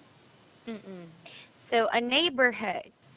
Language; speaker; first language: English; non-native, fluent; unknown